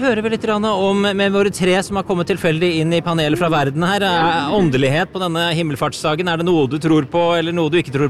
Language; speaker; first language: Norwegian; native; Norwegian